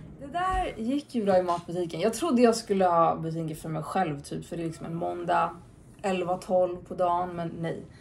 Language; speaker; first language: Swedish; native; Swedish